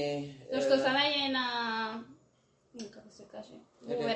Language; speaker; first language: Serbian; early bilingual, heritage; Spanish